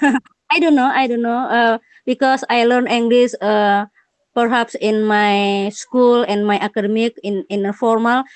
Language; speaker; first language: English; non-native, learner; Banjar